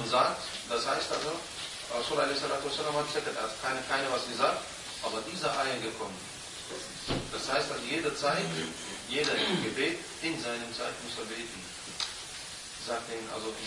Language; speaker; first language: German; non-native, learner; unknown